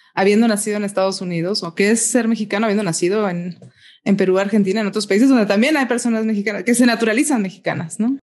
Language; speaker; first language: Spanish; native; Spanish